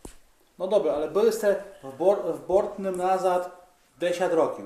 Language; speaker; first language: Polish; non-native, local second language; Rusyn